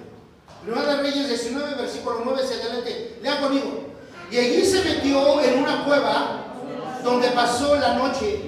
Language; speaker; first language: Spanish; native; Spanish